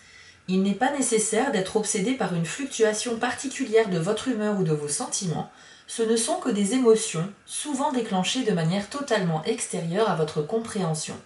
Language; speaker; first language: French; native; French